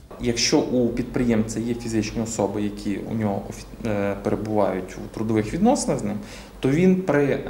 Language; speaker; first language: Ukrainian; native; Ukrainian